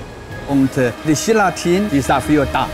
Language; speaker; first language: German; non-native, learner; Chinese